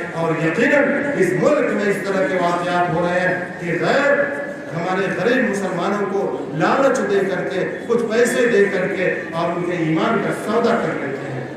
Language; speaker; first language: Urdu; native; Urdu